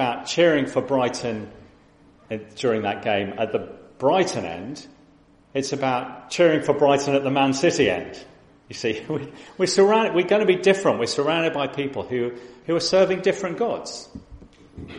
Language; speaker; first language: English; native; English